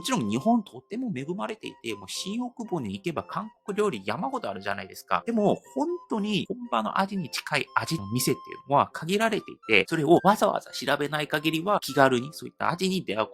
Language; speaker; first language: Japanese; non-native, fluent; Korean